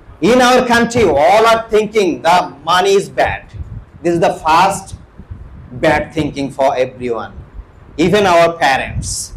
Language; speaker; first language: English; non-native, local second language; Bangla